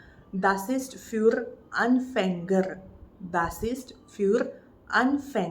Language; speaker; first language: German; non-native, fluent; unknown